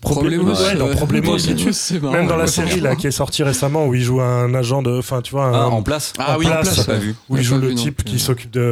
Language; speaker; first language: French; native; French